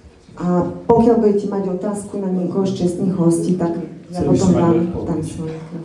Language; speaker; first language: Slovak; native; Slovak